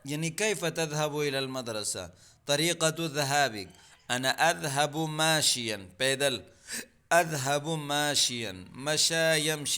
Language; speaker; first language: Arabic; non-native, fluent; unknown